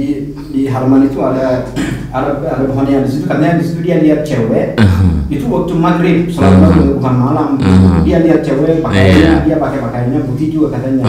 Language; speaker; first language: Indonesian; non-native, fluent; Arabic